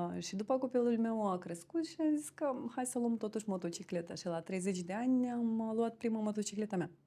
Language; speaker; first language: Romanian; non-native, fluent; Russian